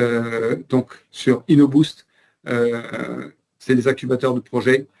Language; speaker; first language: French; native; French